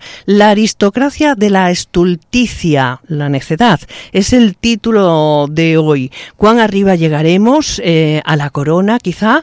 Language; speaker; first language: Spanish; native; Spanish